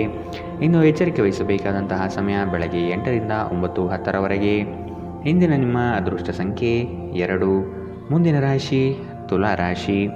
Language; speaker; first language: Kannada; native; Kannada